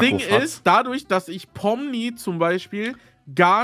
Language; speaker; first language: German; native; German